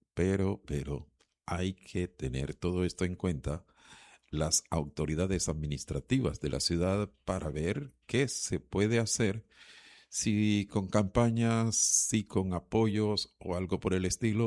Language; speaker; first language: Spanish; native; Spanish